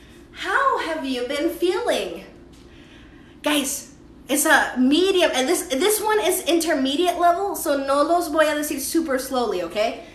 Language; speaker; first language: English; early bilingual, other home language; Spanish